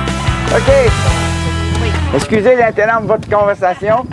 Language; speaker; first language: French; native; French